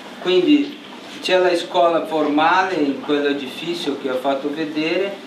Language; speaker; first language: Italian; non-native, learner; Portuguese